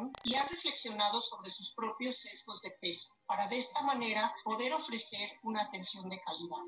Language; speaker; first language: Spanish; native; Spanish